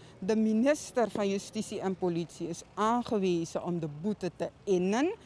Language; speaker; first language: Dutch; native; Dutch